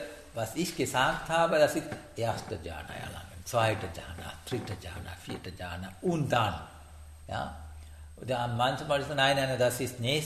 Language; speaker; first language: German; non-native, learner; Sinhala